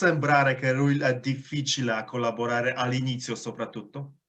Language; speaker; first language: Italian; non-native, fluent; Polish